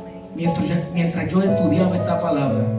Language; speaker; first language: Spanish; native; Spanish